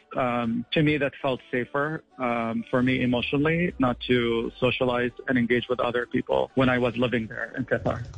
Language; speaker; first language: English; non-native, fluent; Arabic